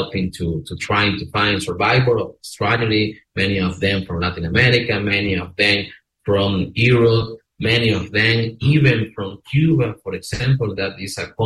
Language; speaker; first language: English; non-native, learner; Spanish